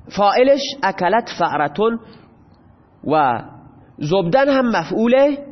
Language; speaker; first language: Persian; non-native, local second language; Baluchi